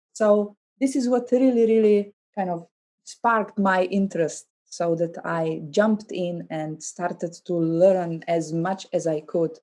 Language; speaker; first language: English; non-native, fluent; Slovenian